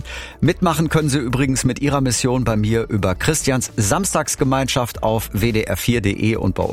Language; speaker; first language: German; native; German